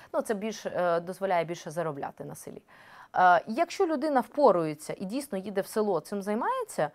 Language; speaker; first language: Ukrainian; native; Ukrainian